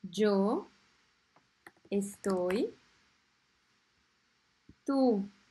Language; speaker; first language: Spanish; non-native, fluent; French